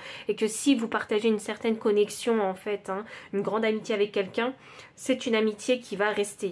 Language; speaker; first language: French; native; French